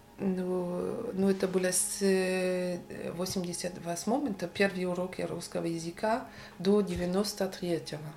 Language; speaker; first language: Russian; non-native, fluent; French